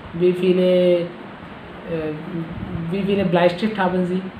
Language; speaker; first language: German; non-native, learner; Hindi